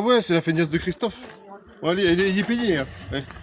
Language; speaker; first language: French; native; French